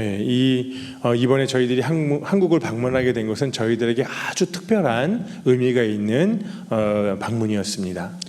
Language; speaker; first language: Korean; native; Korean